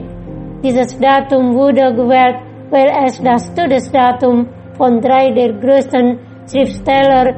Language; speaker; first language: German; non-native, fluent; Indonesian